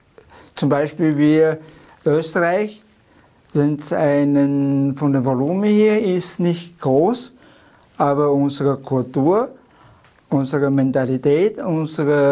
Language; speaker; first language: German; non-native, learner; Chinese